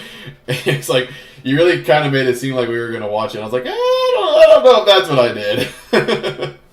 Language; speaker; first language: English; native; English